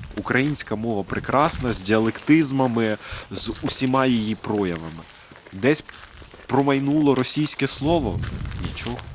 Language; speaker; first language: Ukrainian; non-native, local second language; Russian